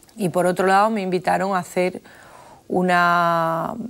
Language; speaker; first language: Spanish; native; Spanish